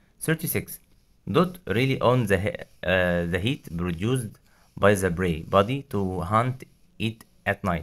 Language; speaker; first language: English; non-native, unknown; Arabic